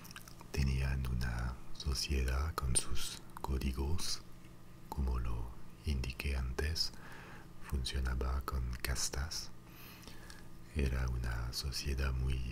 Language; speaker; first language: Spanish; non-native, fluent; French